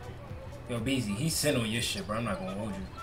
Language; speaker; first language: English; native; English